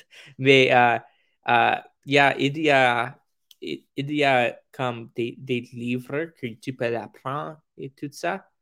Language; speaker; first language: French; non-native, fluent; English